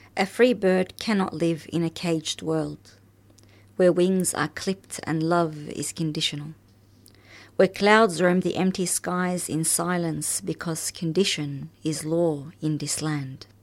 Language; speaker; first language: English; early bilingual, other home language; Arabic